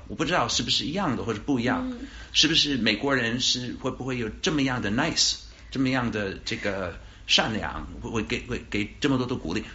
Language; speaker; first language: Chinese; non-native, fluent; English